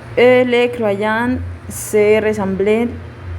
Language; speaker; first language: French; non-native, learner; Spanish